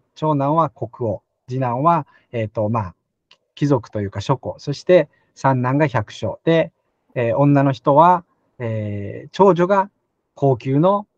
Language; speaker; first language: Japanese; native; Japanese